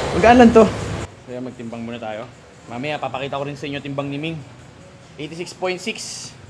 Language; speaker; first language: Filipino; native; Filipino